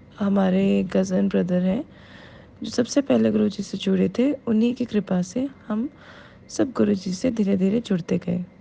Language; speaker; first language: Hindi; native; Hindi